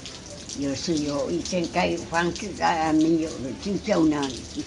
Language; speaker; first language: Chinese; non-native, local second language; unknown